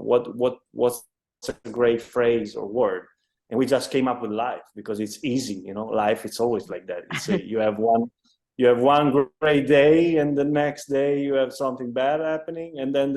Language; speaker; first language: English; non-native, fluent; Italian